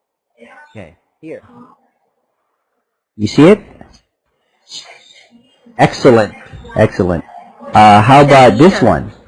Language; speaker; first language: English; non-native, fluent; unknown